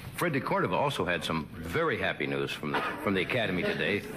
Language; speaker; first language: English; native; English